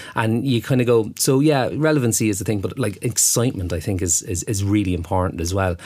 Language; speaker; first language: English; native; English